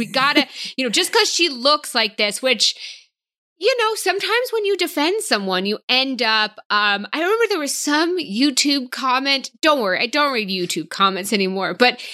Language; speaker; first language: English; native; English